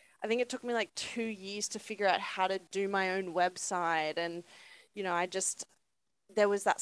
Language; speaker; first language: English; native; English